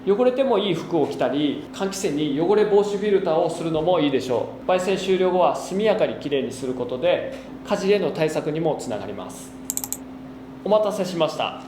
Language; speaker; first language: Japanese; native; Japanese